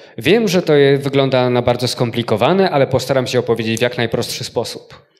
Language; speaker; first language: Polish; native; Polish